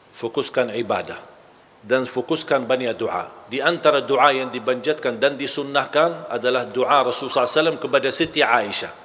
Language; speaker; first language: Malay; non-native, fluent; Arabic